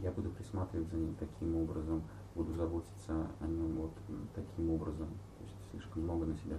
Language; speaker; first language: Russian; native; Russian